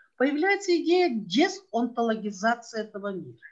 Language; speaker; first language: Russian; non-native, local second language; Kyrgyz